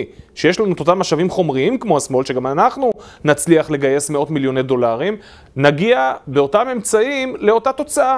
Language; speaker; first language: Hebrew; native; Hebrew